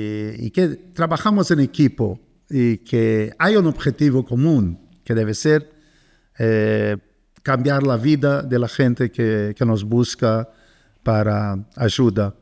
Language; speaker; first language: Spanish; non-native, fluent; Portuguese